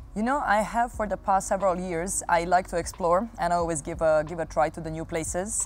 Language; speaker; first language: English; non-native, fluent; Serbian